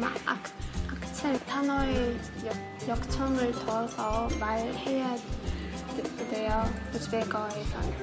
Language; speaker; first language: Korean; non-native, learner; Uzbek